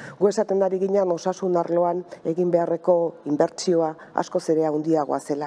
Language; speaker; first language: Basque; native; Basque